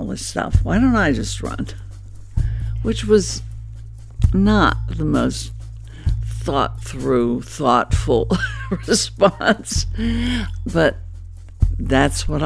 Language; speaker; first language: English; native; English